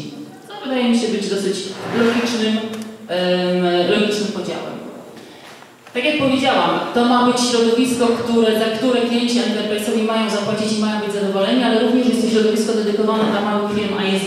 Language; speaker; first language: Polish; native; Polish